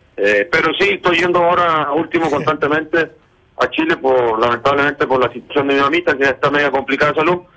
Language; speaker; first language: Spanish; native; Spanish